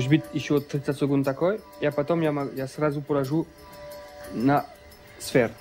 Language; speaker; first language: Russian; non-native, learner; French